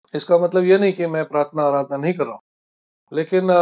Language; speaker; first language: Hindi; non-native, local second language; Marathi